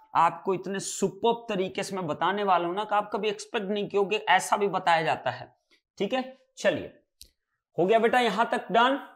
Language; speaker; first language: Hindi; native; Hindi